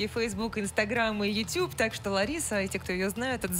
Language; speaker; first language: Russian; native; Russian